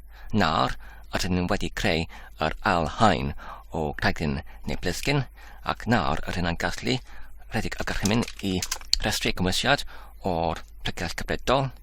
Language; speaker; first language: Welsh; non-native, learner; English